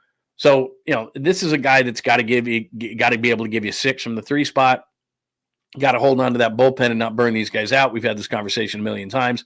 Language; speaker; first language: English; native; English